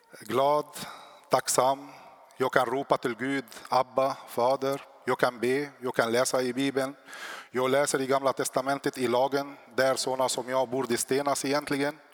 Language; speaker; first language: Swedish; non-native, fluent; Arabic